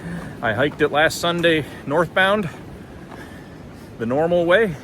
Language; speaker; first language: English; native; English